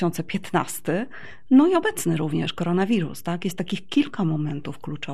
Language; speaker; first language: Polish; native; Polish